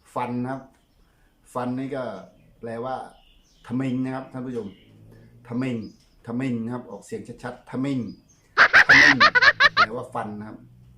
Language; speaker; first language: Thai; native; Thai